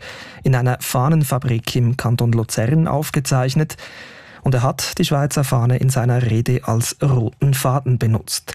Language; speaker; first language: German; native; German